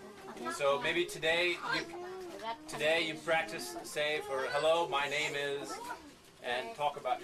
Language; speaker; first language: English; non-native, learner; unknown